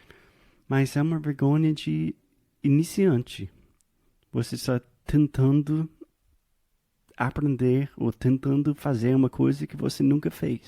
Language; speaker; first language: Portuguese; non-native, fluent; English